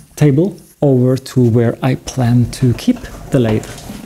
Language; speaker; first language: English; non-native, fluent; Norwegian